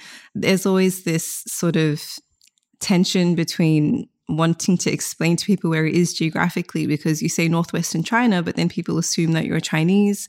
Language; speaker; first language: English; early bilingual, other home language; Uyghur